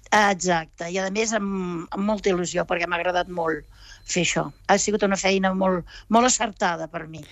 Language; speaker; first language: Catalan; native; Catalan